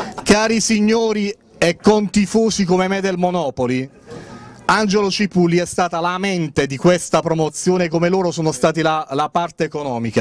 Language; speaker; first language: Italian; native; Italian